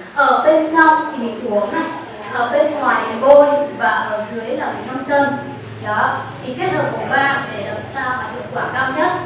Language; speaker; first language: Vietnamese; non-native, local second language; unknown